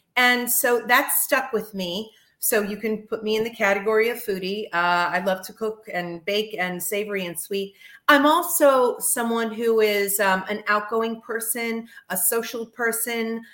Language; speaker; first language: English; native; English